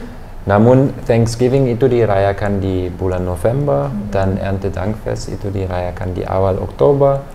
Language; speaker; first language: Indonesian; non-native, fluent; German